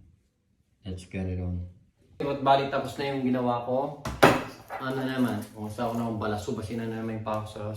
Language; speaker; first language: Filipino; native; Filipino